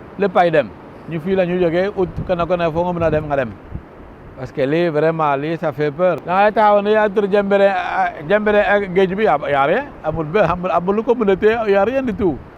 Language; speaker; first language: Wolof; non-native, local second language; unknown